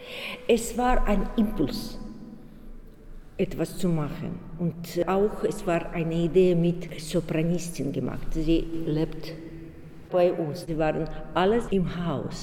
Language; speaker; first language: German; non-native, learner; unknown